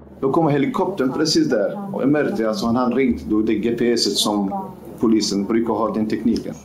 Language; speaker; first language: Swedish; non-native, fluent; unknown